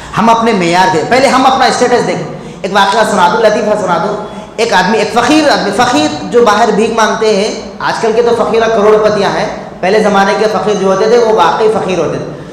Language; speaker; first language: Urdu; native; Urdu